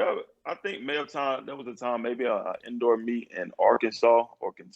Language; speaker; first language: English; native; English